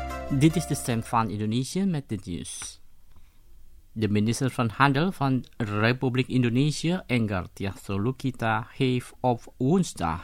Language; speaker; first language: Dutch; non-native, fluent; Indonesian